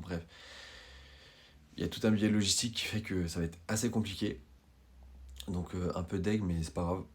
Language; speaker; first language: French; native; French